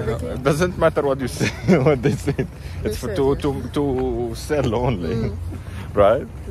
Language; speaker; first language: English; non-native, fluent; Arabic